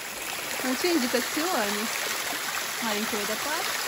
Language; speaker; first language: Italian; non-native, learner; Russian